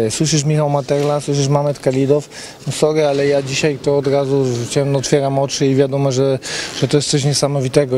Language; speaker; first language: Polish; native; Polish